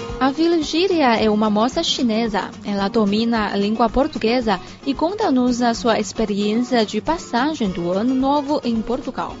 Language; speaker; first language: Portuguese; non-native, fluent; Chinese